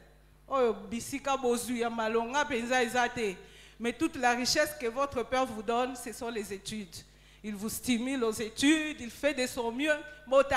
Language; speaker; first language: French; non-native, local second language; Lingala